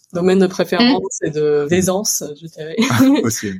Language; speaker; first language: French; early bilingual, other home language; Chinese